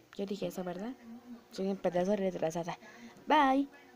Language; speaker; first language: Spanish; native; Spanish